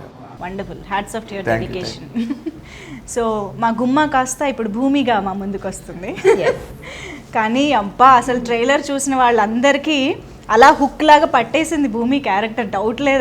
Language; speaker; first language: Telugu; native; Telugu